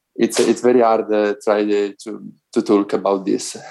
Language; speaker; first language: English; non-native, learner; Italian